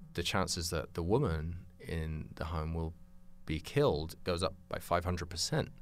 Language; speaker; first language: English; native; English